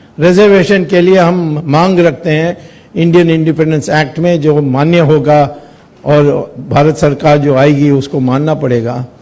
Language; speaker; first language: Hindi; non-native, local second language; Tamil